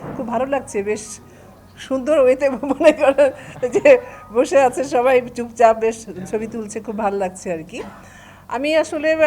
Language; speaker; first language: Bangla; native; Bangla